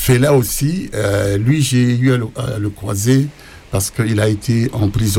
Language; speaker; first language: French; non-native, local second language; Lingala